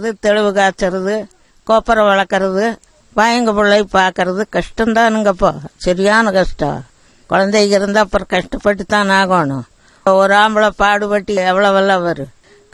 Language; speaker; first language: Tamil; native; Tamil